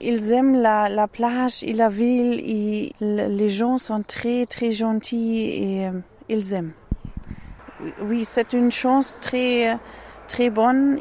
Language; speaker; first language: French; non-native, learner; German